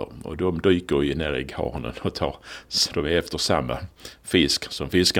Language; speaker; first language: Swedish; native; Swedish